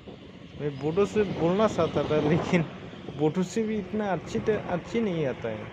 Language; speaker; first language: Hindi; non-native, local second language; Bodo